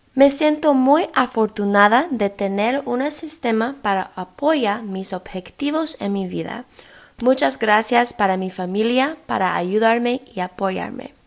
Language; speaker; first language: Spanish; early bilingual, heritage; English